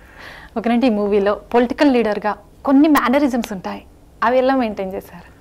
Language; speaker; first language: Telugu; native; Telugu